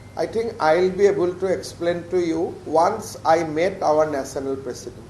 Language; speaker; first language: English; non-native, local second language; Assamese